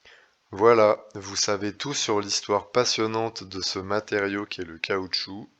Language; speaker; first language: French; native; French